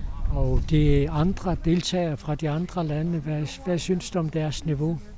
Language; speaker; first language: Danish; non-native, local second language; Kalaallisut